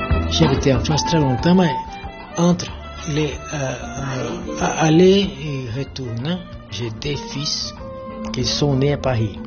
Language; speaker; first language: French; non-native, fluent; Portuguese